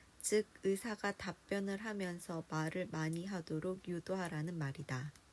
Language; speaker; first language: Korean; native; Korean